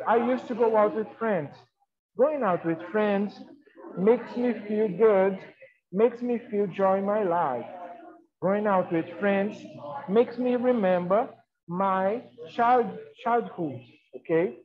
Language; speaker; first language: English; non-native, fluent; Portuguese